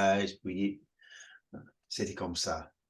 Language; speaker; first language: French; non-native, fluent; English